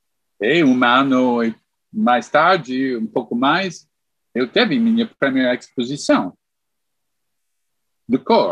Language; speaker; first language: Portuguese; non-native, fluent; English